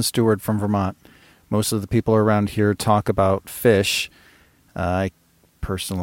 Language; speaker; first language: English; native; English